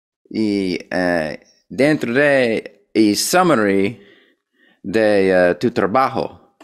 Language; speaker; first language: Spanish; non-native, learner; English